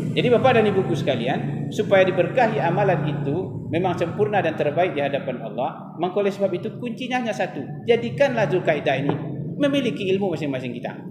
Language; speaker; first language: Malay; non-native, local second language; Minangkabau